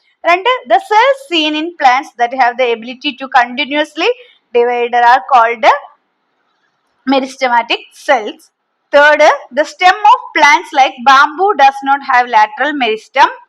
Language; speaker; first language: English; non-native, local second language; Malayalam